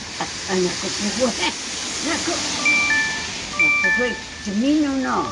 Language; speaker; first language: Chinese; non-native, local second language; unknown